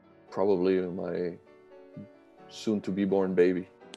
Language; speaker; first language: English; non-native, fluent; French